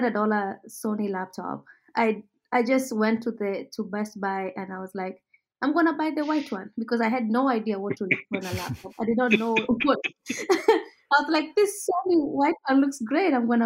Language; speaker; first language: English; non-native, local second language; Kalenjin